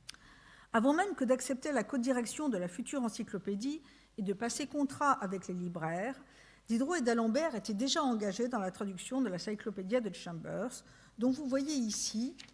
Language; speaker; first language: French; native; French